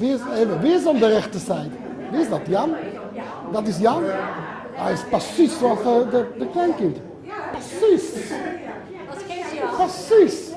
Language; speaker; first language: Dutch; non-native, learner; Hebrew